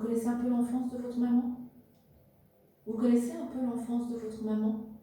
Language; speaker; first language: French; native; French